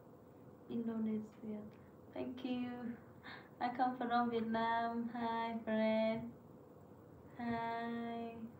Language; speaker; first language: English; non-native, learner; Vietnamese